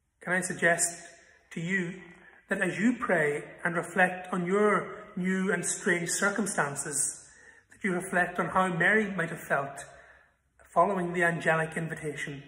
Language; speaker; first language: English; native; English